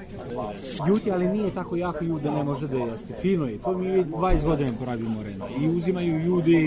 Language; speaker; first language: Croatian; non-native, local second language; Hungarian